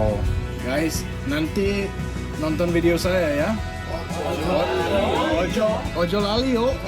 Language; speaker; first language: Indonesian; non-native, learner; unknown